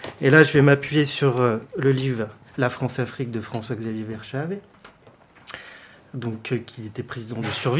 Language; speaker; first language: French; native; French